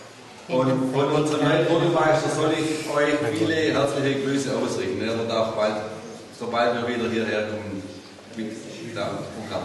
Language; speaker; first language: German; native; German